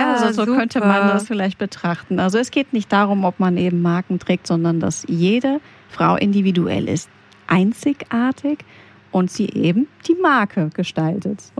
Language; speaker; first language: German; native; German